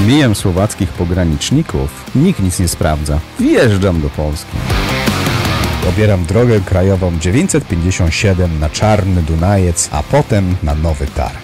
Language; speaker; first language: Polish; native; Polish